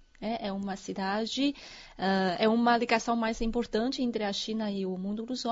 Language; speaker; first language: Portuguese; non-native, fluent; Chinese